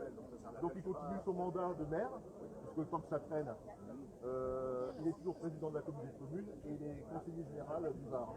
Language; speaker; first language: French; native; French